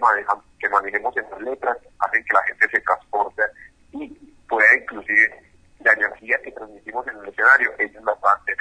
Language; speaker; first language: Spanish; native; Spanish